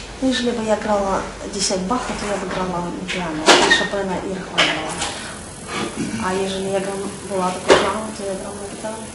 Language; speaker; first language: Polish; non-native, fluent; Russian